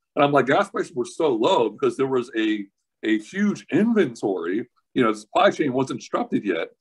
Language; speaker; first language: English; native; English